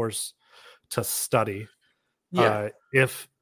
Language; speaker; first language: English; native; English